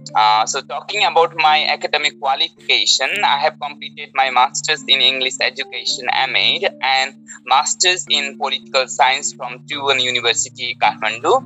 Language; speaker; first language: English; non-native, local second language; Nepali